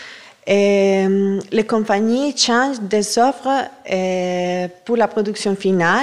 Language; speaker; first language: French; non-native, fluent; Spanish